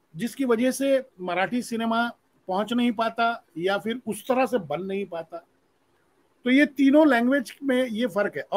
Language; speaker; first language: Hindi; non-native, local second language; Marathi